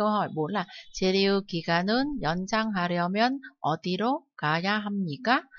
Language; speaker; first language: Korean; non-native, fluent; Vietnamese